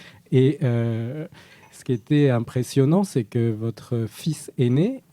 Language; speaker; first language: French; native; French